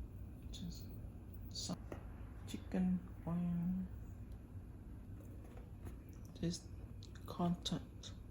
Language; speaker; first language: English; non-native, learner; Vietnamese